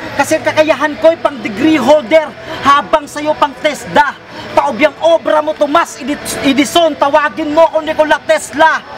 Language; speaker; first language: Filipino; non-native, local second language; Cebuano